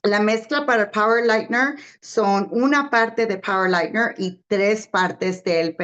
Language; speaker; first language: Spanish; early bilingual, heritage; Spanish